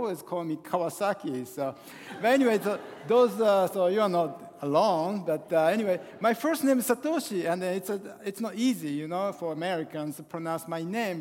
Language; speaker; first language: English; non-native, fluent; Japanese